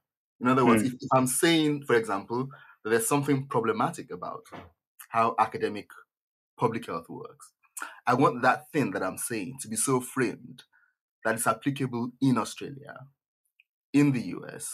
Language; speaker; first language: English; non-native, local second language; Yoruba